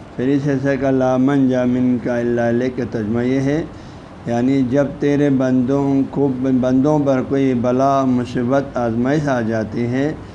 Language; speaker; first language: Urdu; non-native, local second language; Balti